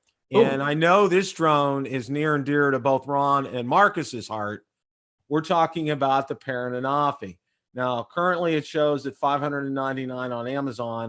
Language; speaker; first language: English; native; English